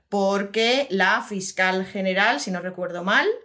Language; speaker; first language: Spanish; native; Spanish